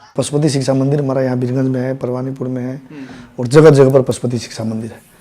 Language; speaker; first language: Hindi; native; Hindi